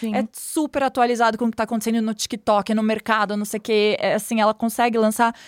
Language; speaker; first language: Portuguese; native; Portuguese